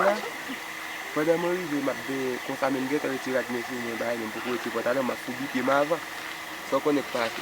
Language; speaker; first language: Haitian Creole; native; Haitian Creole